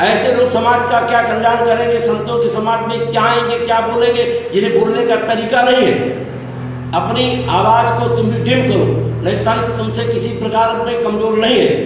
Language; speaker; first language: Hindi; native; Hindi